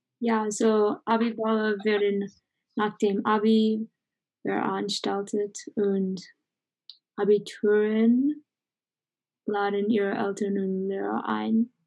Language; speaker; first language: German; non-native, learner; English